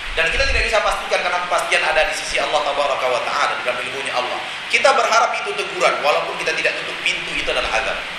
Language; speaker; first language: Indonesian; non-native, local second language; Minangkabau